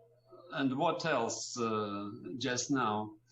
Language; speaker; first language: English; non-native, learner; Russian